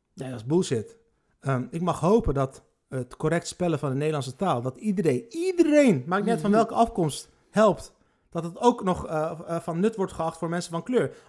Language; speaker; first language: Dutch; early bilingual, other home language; Turkish